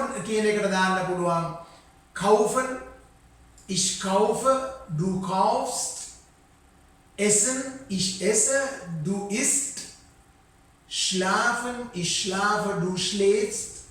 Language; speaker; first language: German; non-native, fluent; Sinhala